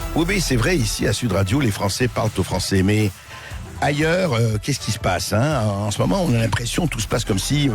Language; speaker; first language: French; native; French